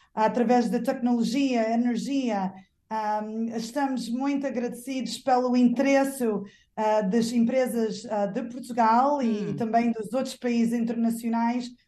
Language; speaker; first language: Portuguese; non-native, fluent; English